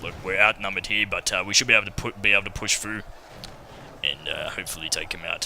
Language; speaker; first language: English; native; English